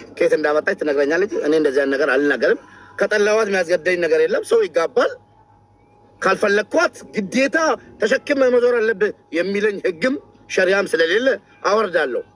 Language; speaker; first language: Amharic; non-native, local second language; Oromo